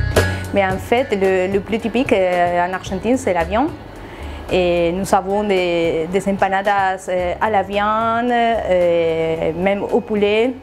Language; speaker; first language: French; non-native, fluent; Spanish